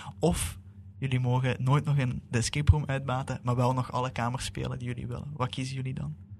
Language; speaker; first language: Dutch; native; Dutch